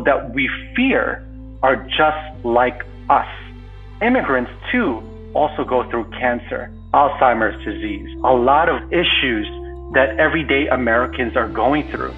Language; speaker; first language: English; early bilingual, other home language; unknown